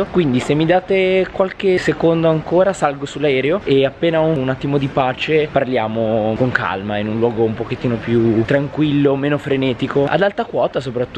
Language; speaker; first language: Italian; native; Italian